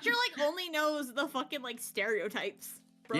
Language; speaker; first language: English; native; English